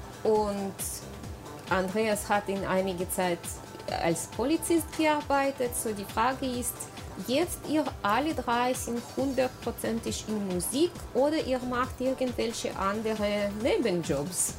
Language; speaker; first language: German; non-native, learner; Russian